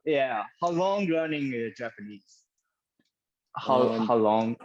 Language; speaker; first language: English; non-native, learner; Japanese